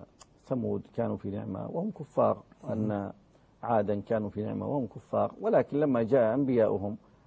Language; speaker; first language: Arabic; native; Arabic